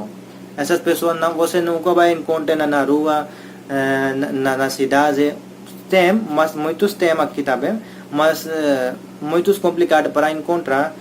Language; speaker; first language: Portuguese; non-native, learner; Hindi